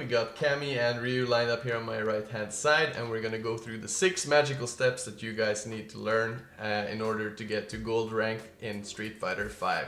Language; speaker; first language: English; non-native, fluent; Norwegian